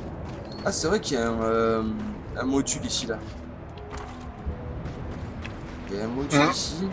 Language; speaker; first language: French; native; French